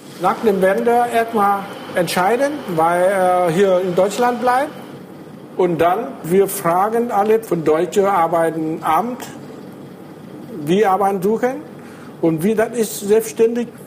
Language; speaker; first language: German; non-native, learner; Vietnamese